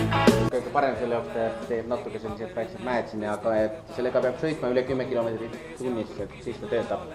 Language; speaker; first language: Estonian; native; Estonian